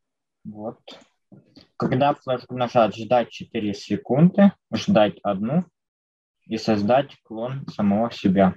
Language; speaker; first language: Russian; native; Russian